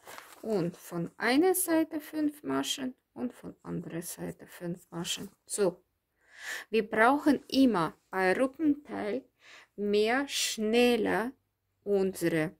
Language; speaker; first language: German; non-native, learner; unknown